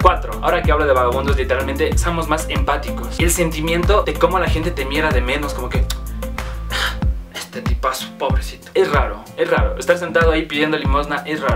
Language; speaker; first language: Spanish; native; Spanish